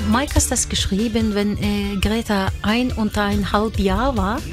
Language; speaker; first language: German; non-native, fluent; Norwegian